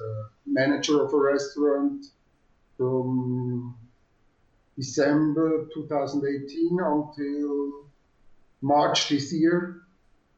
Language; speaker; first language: English; non-native, fluent; Swiss German